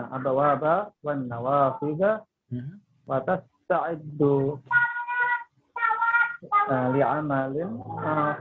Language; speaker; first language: Arabic; non-native, learner; Indonesian